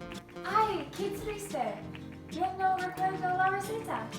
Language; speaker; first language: Spanish; non-native, learner; English